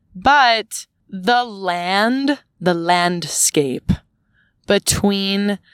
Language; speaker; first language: English; native; English